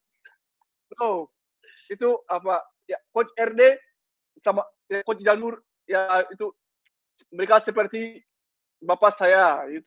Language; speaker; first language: Indonesian; non-native, learner; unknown